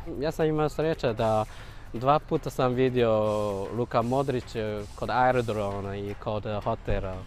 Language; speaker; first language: Bosnian; non-native, learner; Chinese